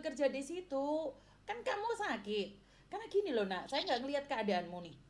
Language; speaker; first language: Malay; non-native, local second language; Javanese